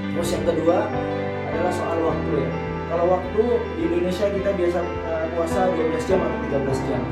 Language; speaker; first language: Indonesian; native; Indonesian